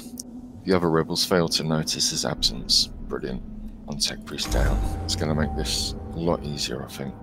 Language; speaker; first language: English; native; English